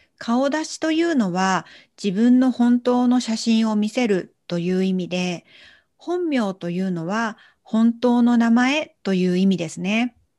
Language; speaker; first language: Japanese; native; Japanese